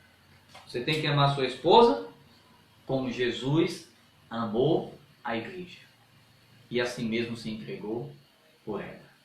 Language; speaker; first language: Portuguese; native; Portuguese